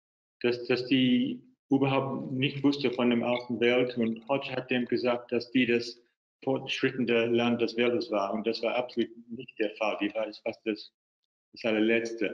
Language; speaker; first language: German; non-native, fluent; English